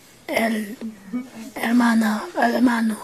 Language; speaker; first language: Spanish; non-native, learner; English